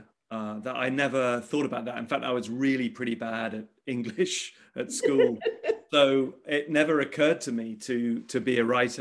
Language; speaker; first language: English; native; English